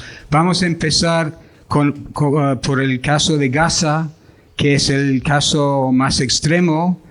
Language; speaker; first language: Spanish; non-native, fluent; English